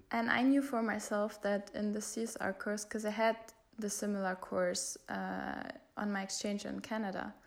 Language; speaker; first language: English; non-native, fluent; German